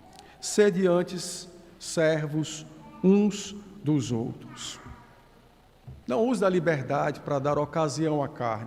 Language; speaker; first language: Portuguese; native; Portuguese